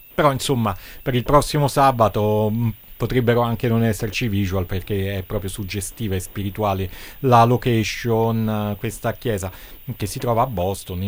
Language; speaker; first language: Italian; native; Italian